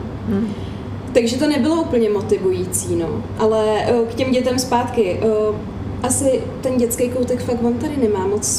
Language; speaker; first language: Czech; native; Czech